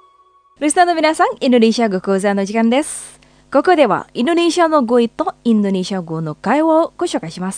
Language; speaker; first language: Japanese; non-native, fluent; Indonesian